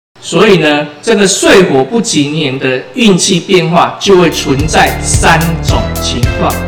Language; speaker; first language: Chinese; native; Chinese